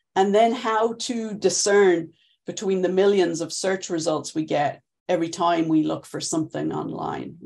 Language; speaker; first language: English; native; English